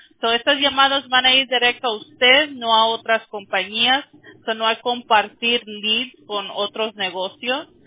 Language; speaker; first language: Spanish; early bilingual, heritage; Spanish